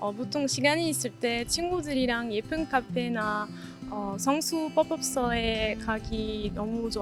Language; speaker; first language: Korean; non-native, learner; French